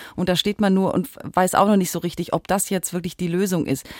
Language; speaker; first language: German; native; German